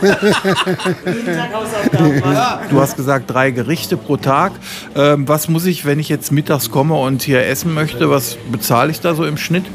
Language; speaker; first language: German; native; German